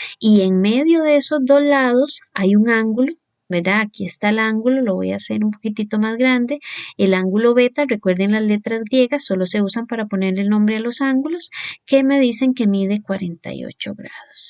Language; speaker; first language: Spanish; native; Spanish